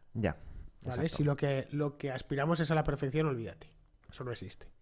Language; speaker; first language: Spanish; native; Spanish